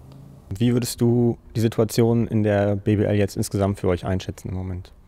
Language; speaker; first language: German; native; German